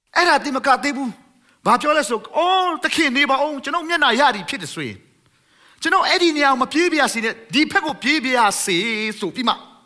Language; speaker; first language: Burmese; non-native, local second language; Thado Chin